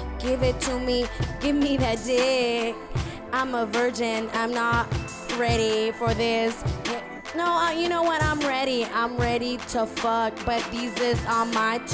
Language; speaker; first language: English; native; English